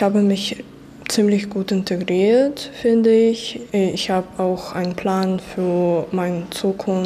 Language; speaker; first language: German; non-native, fluent; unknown